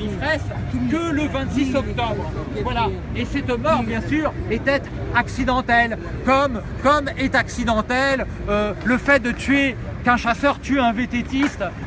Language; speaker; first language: French; native; French